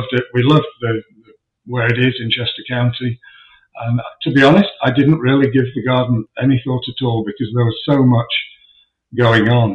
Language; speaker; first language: English; native; English